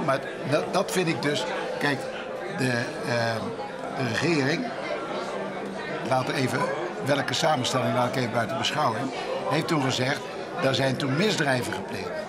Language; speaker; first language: Dutch; native; Dutch